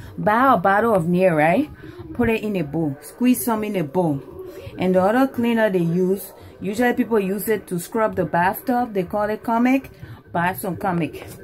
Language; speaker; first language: English; native; English